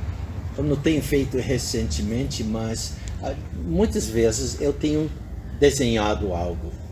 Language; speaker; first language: Portuguese; non-native, fluent; English